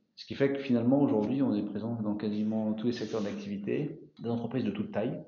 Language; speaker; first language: French; native; French